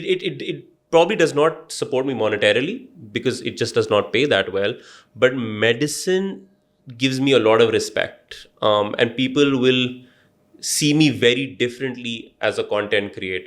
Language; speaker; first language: English; non-native, local second language; Urdu